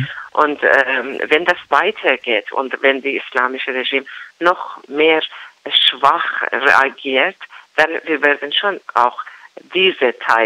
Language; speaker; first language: German; non-native, learner; Persian